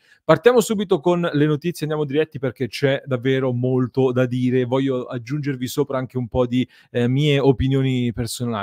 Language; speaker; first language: Italian; native; Italian